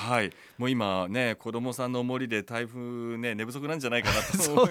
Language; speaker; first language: Japanese; native; Japanese